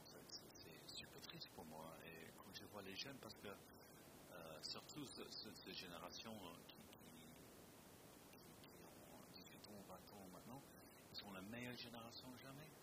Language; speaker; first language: French; non-native, fluent; English